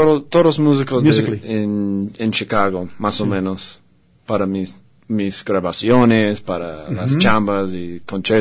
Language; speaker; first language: Spanish; non-native, learner; English